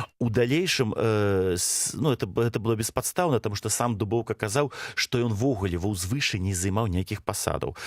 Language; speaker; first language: Belarusian; non-native, local second language; Russian